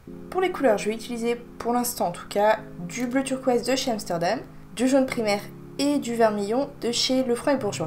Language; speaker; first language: French; native; French